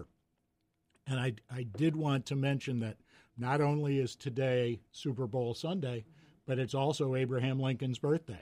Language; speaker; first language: English; native; English